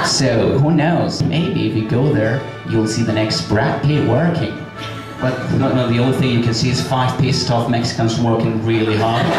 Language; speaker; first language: English; non-native, fluent; Spanish